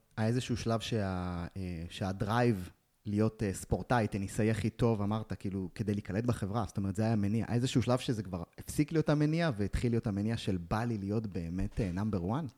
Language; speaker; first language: Hebrew; native; Hebrew